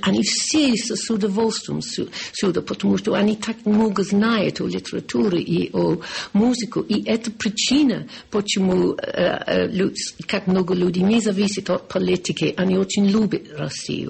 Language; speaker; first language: Russian; non-native, learner; English